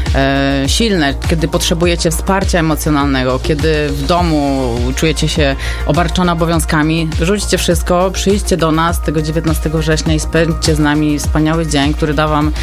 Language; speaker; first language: Polish; native; Polish